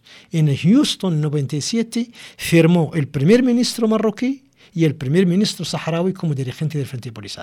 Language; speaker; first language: Spanish; non-native, local second language; Arabic